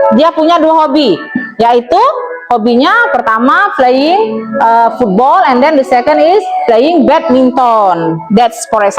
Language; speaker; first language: English; non-native, learner; Indonesian